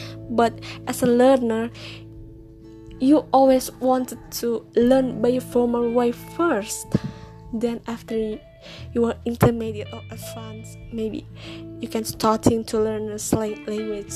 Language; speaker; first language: English; non-native, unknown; Indonesian